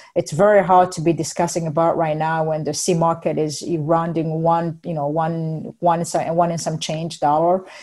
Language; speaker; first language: English; non-native, fluent; Rundi